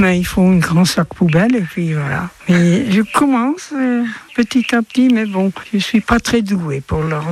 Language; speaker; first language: French; non-native, fluent; Dutch